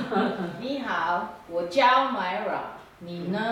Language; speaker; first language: Chinese; non-native, learner; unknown